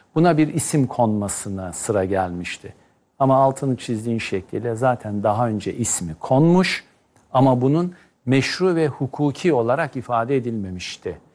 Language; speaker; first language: Turkish; native; Turkish